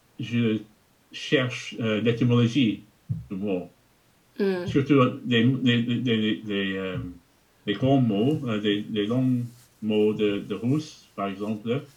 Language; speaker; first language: French; non-native, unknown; English